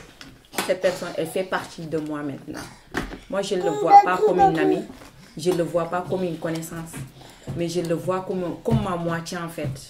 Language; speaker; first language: French; non-native, fluent; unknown